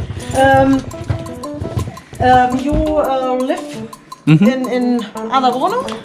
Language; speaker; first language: English; non-native, learner; German